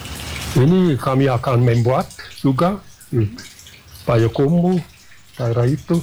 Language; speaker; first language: Indonesian; non-native, fluent; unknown